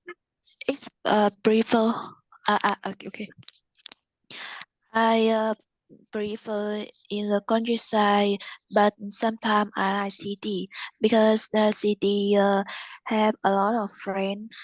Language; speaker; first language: English; non-native, learner; Vietnamese